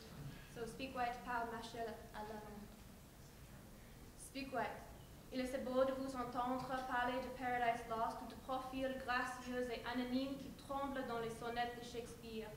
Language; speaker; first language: French; non-native, learner; English